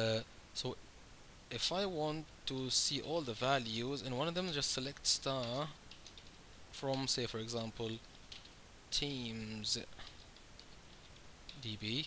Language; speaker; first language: English; non-native, fluent; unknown